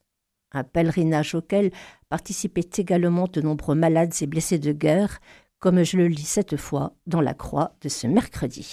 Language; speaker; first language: French; native; French